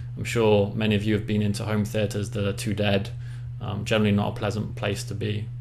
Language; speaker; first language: English; native; English